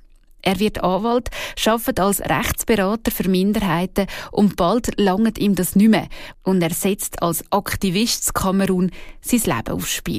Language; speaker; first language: German; native; German